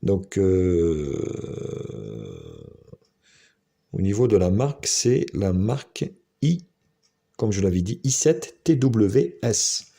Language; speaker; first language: French; native; French